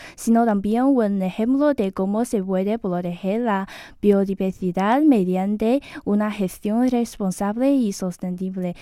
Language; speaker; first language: Spanish; non-native, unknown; Chinese